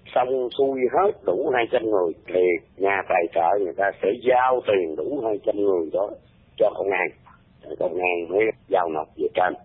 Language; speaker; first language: Vietnamese; early bilingual, heritage; Vietnamese